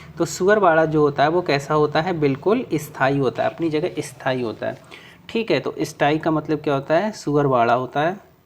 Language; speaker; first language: Hindi; native; Hindi